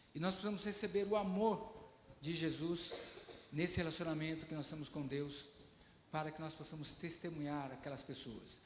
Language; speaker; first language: Portuguese; native; Portuguese